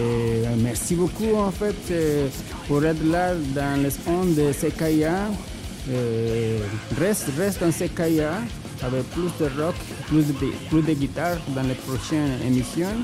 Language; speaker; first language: French; non-native, fluent; Spanish